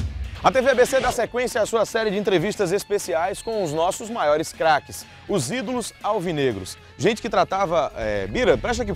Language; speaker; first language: Portuguese; native; Portuguese